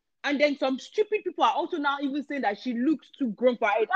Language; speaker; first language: English; non-native, local second language; Yoruba